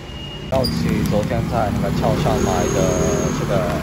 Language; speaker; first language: Chinese; non-native, fluent; Japanese